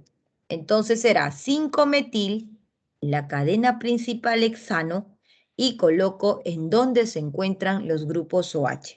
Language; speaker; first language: Spanish; native; Spanish